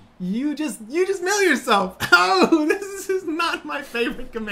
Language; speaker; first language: English; native; English